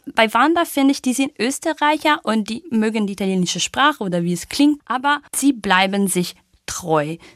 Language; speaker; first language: German; non-native, fluent; Italian